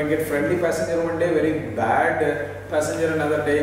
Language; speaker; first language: English; non-native, local second language; Tamil